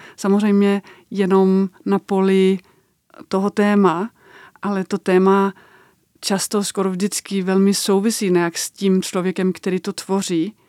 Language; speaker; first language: Czech; non-native, fluent; Danish